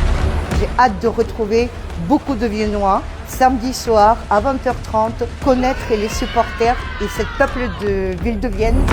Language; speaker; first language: French; non-native, fluent; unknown